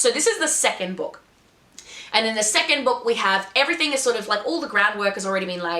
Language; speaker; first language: English; native; English